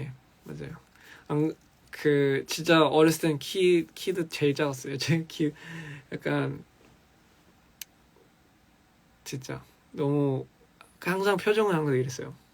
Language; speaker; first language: Korean; early bilingual, heritage; English